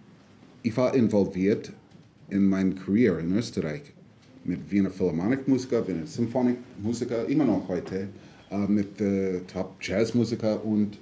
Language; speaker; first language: German; non-native, fluent; English